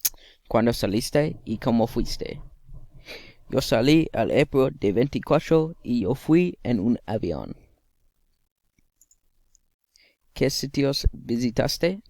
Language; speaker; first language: Spanish; non-native, learner; English